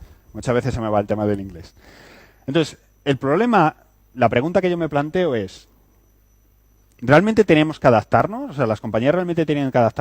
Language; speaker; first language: Spanish; native; Spanish